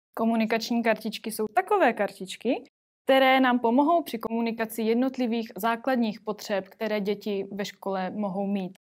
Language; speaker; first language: Czech; native; Czech